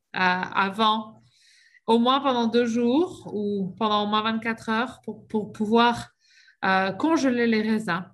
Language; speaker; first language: French; native; French